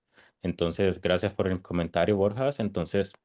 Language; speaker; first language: Spanish; native; Spanish